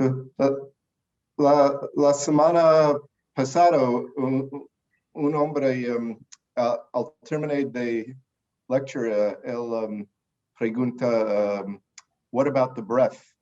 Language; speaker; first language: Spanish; non-native, learner; English